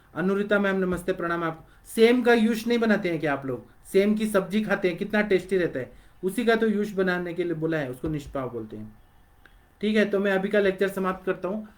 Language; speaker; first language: Hindi; non-native, local second language; Marathi